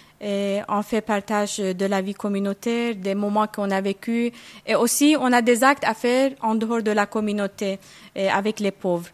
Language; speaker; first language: French; non-native, fluent; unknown